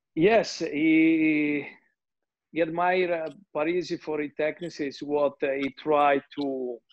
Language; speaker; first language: English; non-native, fluent; Italian